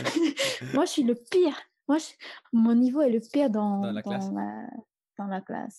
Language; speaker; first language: French; non-native, fluent; English